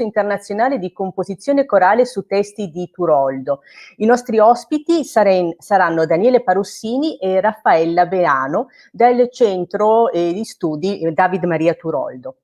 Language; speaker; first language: Italian; native; Italian